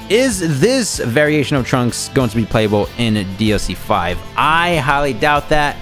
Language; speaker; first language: English; native; English